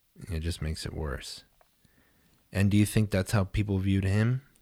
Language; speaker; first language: English; early bilingual, other home language; Spanish